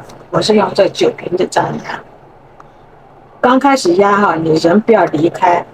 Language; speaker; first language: Chinese; native; Chinese